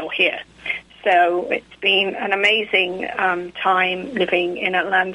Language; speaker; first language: English; native; English